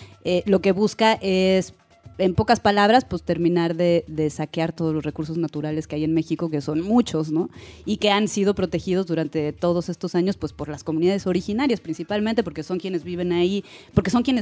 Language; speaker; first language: Spanish; native; Spanish